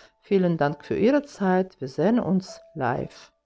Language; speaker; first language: German; non-native, fluent; Russian